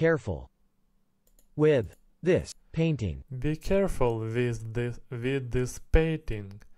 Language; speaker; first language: English; non-native, learner; Russian